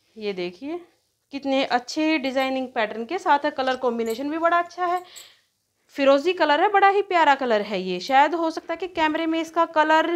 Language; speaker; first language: Hindi; native; Hindi